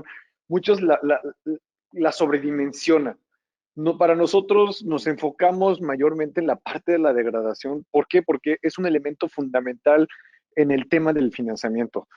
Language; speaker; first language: Spanish; native; Spanish